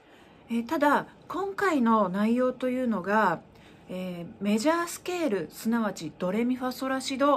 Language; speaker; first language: Japanese; native; Japanese